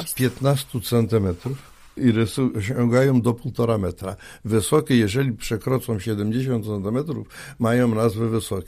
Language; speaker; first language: Polish; native; Polish